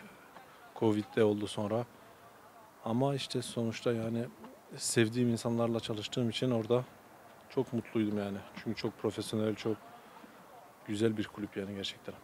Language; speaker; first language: Turkish; early bilingual, other home language; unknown